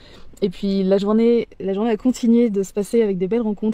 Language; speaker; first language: French; native; French